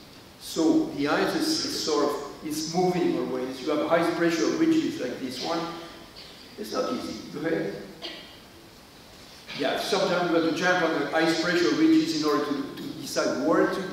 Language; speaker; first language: English; non-native, learner; French